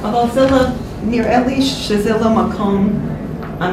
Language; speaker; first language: Hebrew; non-native, fluent; English